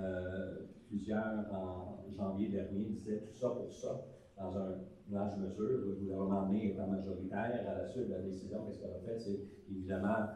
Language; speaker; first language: French; native; French